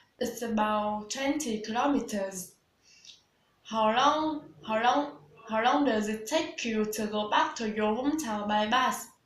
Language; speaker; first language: English; non-native, learner; Vietnamese